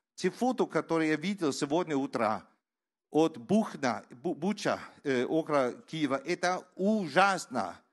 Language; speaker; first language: Russian; non-native, learner; Danish